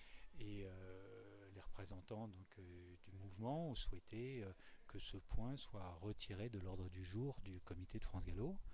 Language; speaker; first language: French; native; French